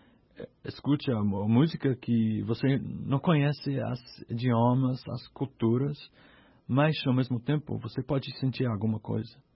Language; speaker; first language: Portuguese; non-native, learner; English